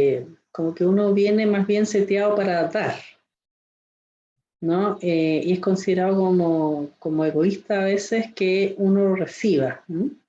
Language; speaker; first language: Spanish; native; Spanish